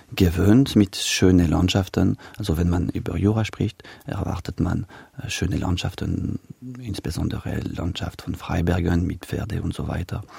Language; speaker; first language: German; non-native, local second language; French